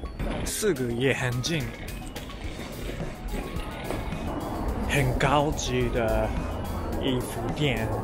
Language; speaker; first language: Chinese; non-native, learner; Japanese